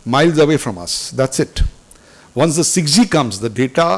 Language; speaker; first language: English; non-native, local second language; Marathi